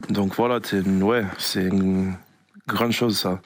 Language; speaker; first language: French; non-native, learner; English